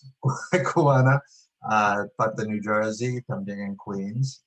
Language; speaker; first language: Spanish; early bilingual, heritage; Spanish